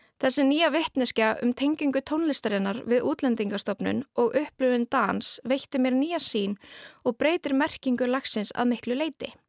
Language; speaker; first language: Icelandic; native; Icelandic